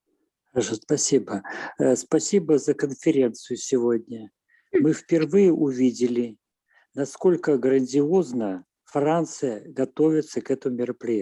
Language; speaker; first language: Russian; native; Russian